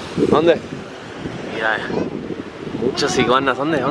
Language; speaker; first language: Spanish; early bilingual, heritage; Spanish